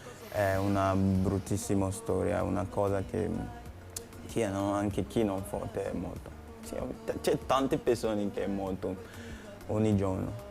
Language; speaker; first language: Italian; non-native, learner; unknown